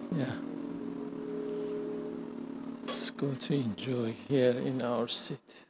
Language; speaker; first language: English; non-native, learner; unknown